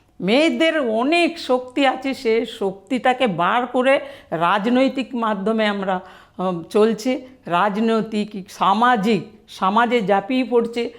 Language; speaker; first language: Bangla; non-native, fluent; Telugu